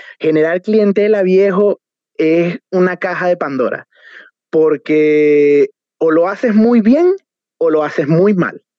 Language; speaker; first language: Spanish; native; Spanish